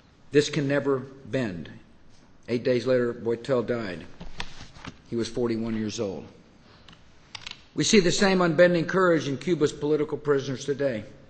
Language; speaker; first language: English; native; English